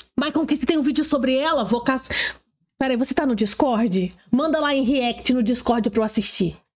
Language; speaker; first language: Portuguese; native; Portuguese